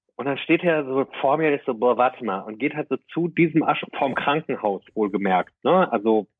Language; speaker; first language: German; native; German